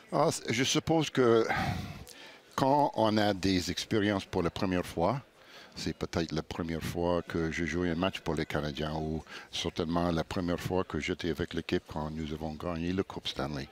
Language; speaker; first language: French; non-native, fluent; English